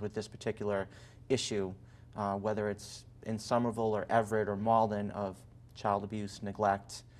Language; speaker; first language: English; native; English